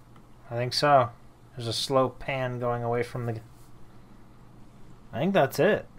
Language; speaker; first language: English; native; English